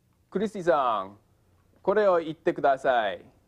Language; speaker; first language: Japanese; non-native, fluent; English